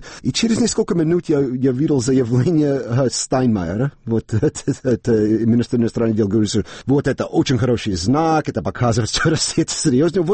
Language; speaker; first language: Russian; non-native, fluent; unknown